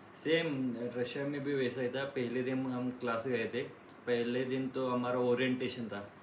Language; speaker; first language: Hindi; non-native, local second language; Marathi